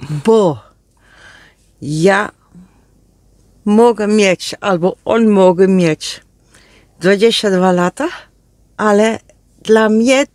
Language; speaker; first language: Polish; early bilingual, heritage; Polish